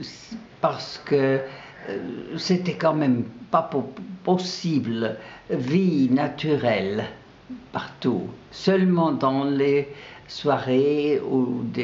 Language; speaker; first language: French; non-native, local second language; German